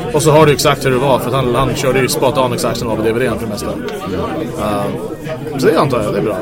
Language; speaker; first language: Swedish; non-native, fluent; English